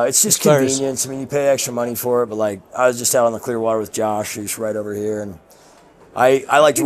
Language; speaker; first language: English; native; English